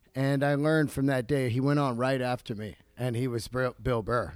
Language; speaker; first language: English; native; English